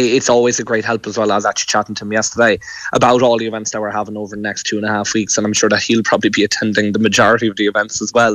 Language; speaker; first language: English; native; English